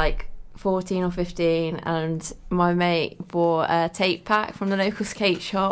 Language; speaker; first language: English; native; English